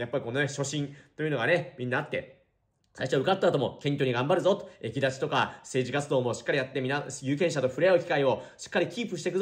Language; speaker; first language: Japanese; native; Japanese